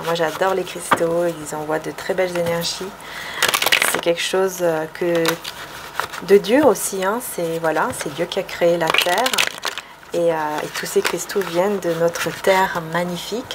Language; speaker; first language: French; native; French